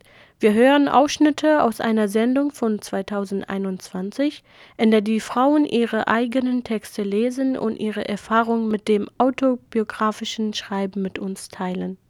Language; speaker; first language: German; non-native, fluent; Kurdish